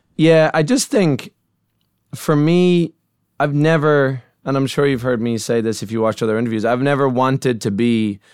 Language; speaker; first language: English; native; English